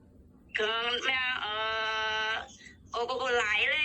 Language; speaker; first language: Cantonese; non-native, learner; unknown